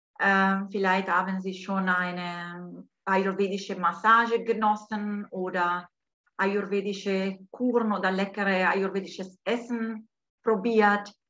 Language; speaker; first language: German; non-native, fluent; Italian